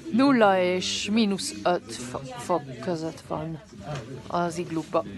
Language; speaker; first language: Hungarian; early bilingual, heritage; Hungarian